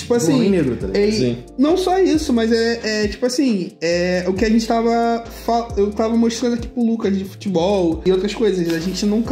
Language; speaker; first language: Portuguese; native; Portuguese